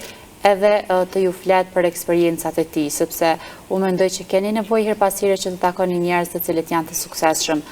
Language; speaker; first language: Albanian; native; Albanian